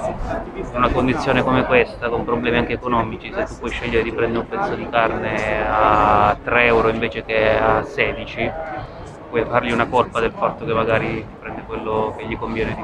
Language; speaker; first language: Italian; native; Italian